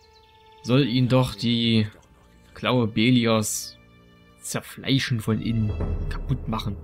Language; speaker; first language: German; native; German